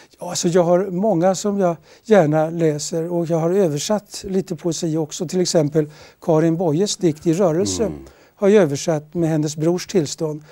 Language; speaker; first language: Swedish; native; Swedish